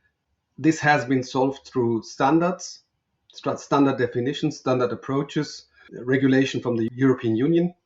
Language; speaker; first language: English; non-native, fluent; German